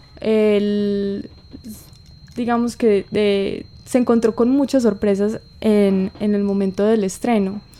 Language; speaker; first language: Spanish; native; Spanish